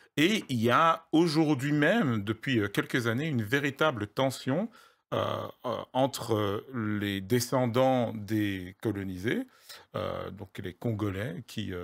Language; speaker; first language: French; native; French